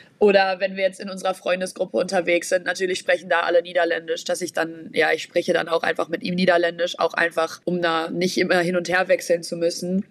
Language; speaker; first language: German; native; German